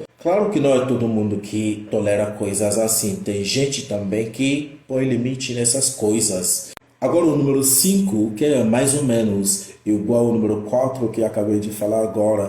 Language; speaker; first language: Portuguese; non-native, fluent; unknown